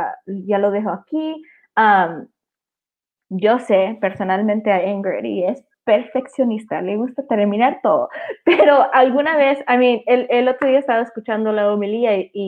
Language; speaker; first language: Spanish; early bilingual, heritage; Spanish